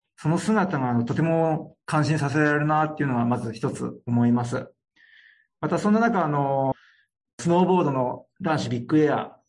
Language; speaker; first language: Japanese; native; Japanese